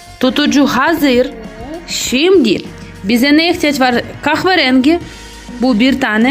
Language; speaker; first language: Turkish; non-native, learner; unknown